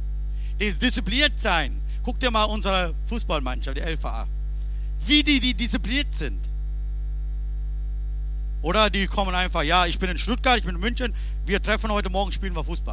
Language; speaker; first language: German; non-native, learner; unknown